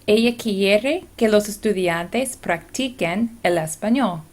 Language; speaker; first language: Spanish; non-native, fluent; English